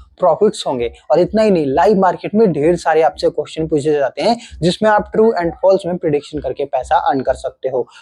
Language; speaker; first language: Hindi; native; Hindi